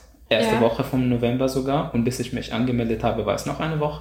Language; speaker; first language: German; non-native, fluent; Arabic